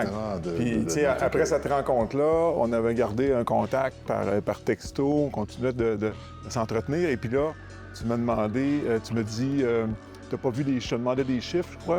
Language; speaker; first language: French; native; French